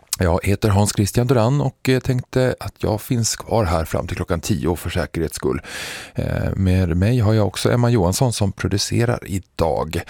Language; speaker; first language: Swedish; native; Swedish